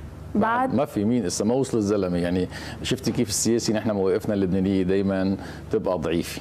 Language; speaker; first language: Arabic; native; Arabic